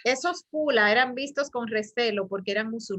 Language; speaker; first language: Spanish; native; Spanish